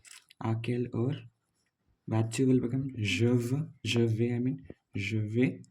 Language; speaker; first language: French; non-native, fluent; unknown